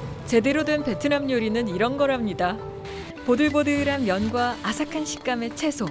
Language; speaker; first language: Korean; native; Korean